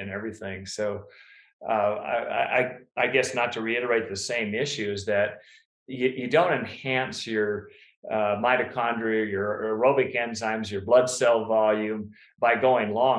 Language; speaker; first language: English; native; English